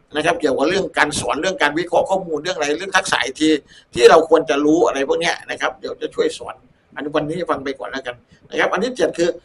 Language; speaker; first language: Thai; native; Thai